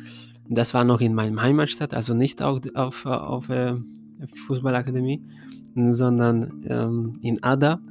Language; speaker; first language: German; non-native, fluent; Hungarian